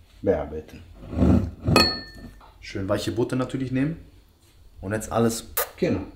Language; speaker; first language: German; native; German